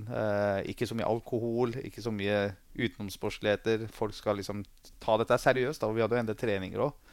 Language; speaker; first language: Norwegian; early bilingual, other home language; Persian